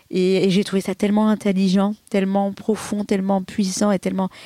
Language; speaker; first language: French; early bilingual, other home language; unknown